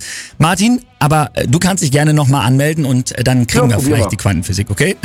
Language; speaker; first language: German; native; German